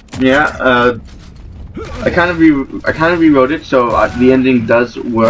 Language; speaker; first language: English; native; English